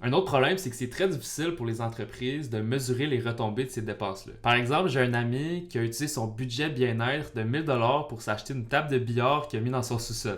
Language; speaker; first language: French; native; French